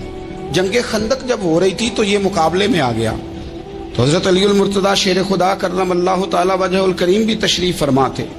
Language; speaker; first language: Urdu; native; Urdu